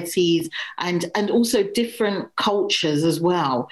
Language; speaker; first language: English; native; English